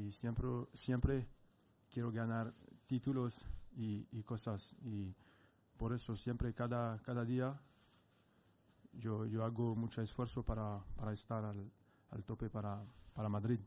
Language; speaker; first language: Spanish; non-native, fluent; French